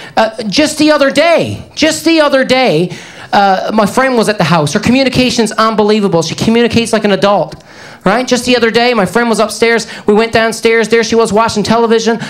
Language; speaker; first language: English; native; English